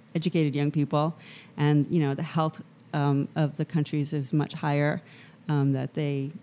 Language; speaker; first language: English; native; English